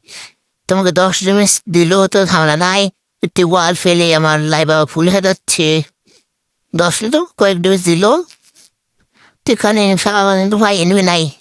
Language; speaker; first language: Bangla; native; Bangla